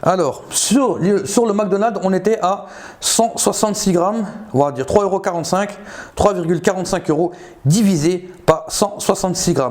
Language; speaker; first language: French; native; French